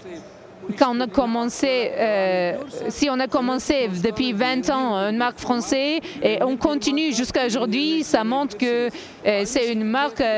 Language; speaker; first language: French; non-native, learner; Turkish